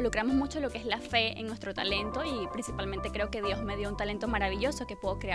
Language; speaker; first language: Spanish; native; Spanish